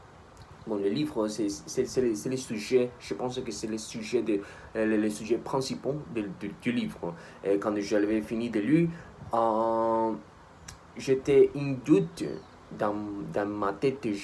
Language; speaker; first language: French; non-native, learner; Spanish